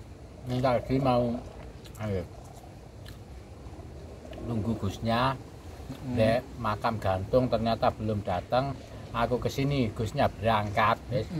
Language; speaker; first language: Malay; non-native, local second language; Javanese